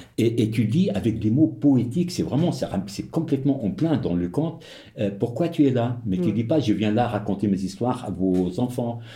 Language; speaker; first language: French; non-native, local second language; Arabic